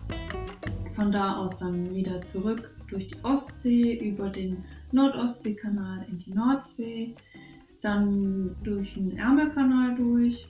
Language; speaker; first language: German; native; German